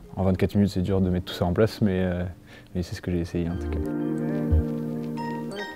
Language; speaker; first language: French; native; French